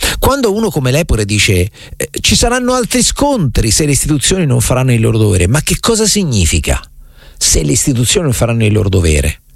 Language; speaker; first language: Italian; native; Italian